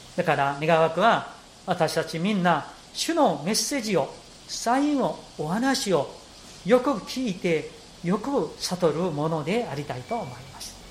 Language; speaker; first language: Japanese; non-native, fluent; Korean